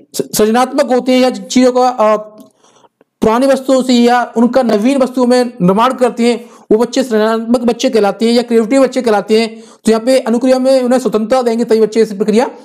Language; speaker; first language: Hindi; native; Hindi